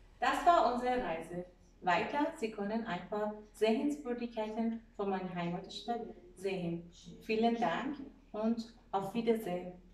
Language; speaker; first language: German; non-native, learner; Persian